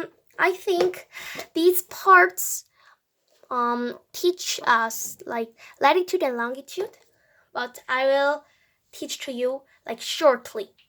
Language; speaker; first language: English; non-native, fluent; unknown